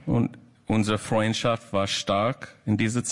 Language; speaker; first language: German; non-native, fluent; English